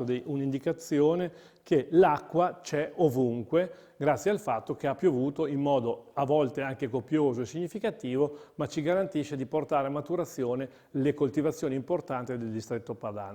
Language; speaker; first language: Italian; native; Italian